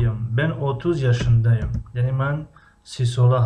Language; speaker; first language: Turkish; non-native, fluent; Tajik